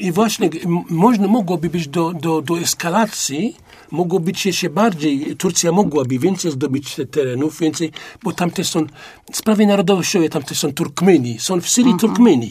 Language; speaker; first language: Polish; non-native, fluent; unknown